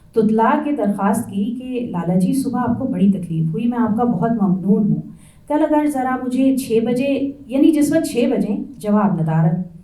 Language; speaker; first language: Urdu; native; Urdu